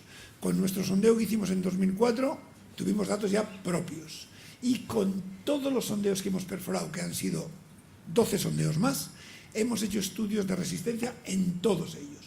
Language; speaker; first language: Spanish; native; Spanish